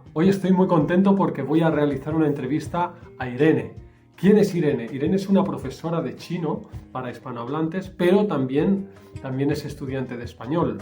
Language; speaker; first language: Spanish; native; Spanish